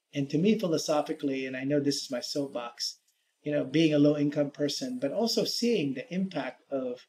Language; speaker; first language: English; native; English